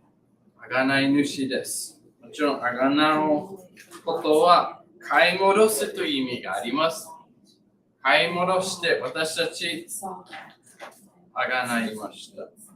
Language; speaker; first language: Japanese; non-native, learner; English